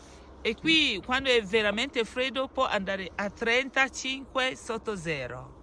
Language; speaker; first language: Italian; non-native, learner; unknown